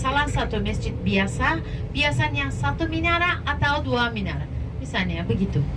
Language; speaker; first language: Indonesian; non-native, fluent; Turkish